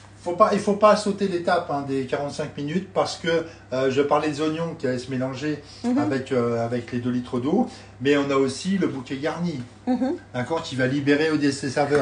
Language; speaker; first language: French; native; French